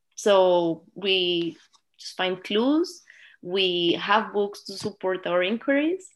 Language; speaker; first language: English; non-native, fluent; Spanish